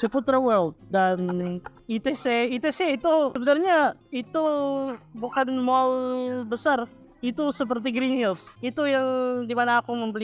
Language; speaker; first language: Indonesian; non-native, fluent; Filipino